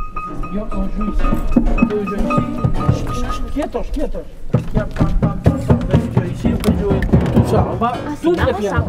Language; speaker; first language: French; non-native, fluent; Catalan